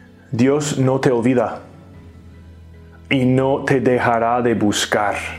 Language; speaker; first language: Spanish; native; Spanish